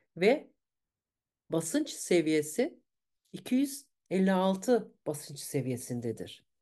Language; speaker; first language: Turkish; early bilingual, heritage; Turkish